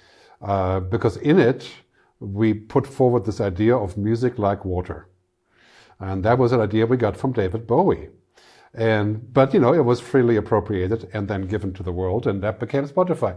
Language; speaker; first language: English; non-native, fluent; German